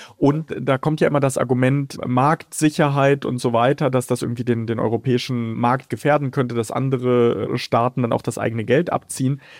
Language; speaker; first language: German; early bilingual, other home language; Russian